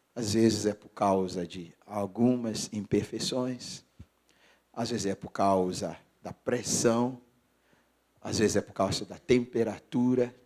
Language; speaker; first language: Portuguese; non-native, fluent; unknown